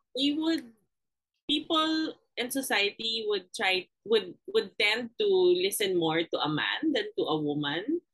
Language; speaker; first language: English; non-native, local second language; Filipino